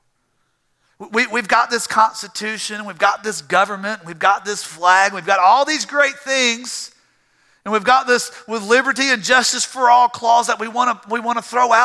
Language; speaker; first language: English; native; English